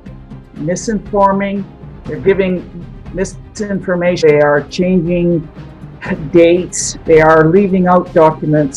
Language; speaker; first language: English; native; English